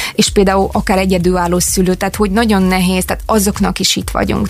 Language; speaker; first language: Hungarian; non-native, fluent; Ukrainian